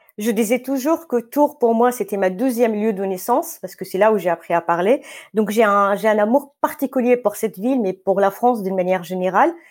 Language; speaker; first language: French; non-native, fluent; Arabic